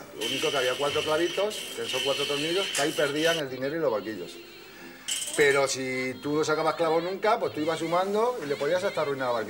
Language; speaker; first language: Spanish; native; Spanish